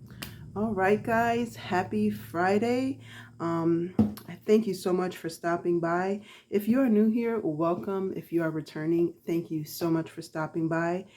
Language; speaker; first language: English; native; English